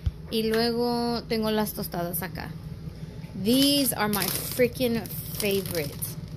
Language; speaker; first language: Spanish; early bilingual, heritage; Spanish